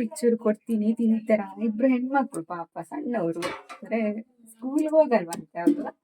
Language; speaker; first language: Kannada; native; Kannada